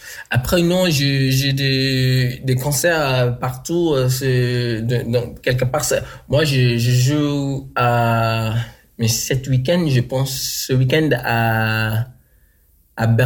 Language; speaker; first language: French; non-native, learner; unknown